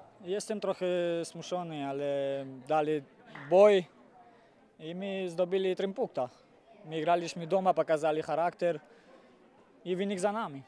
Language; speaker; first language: Polish; non-native, learner; Georgian